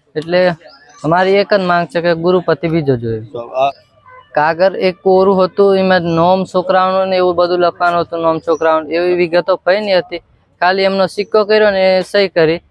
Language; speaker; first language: Gujarati; non-native, local second language; Rathawi